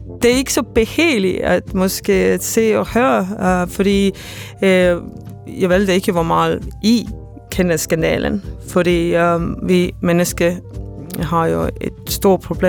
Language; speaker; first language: Danish; non-native, fluent; Estonian